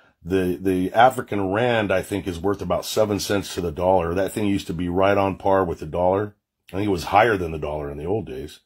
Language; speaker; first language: English; native; English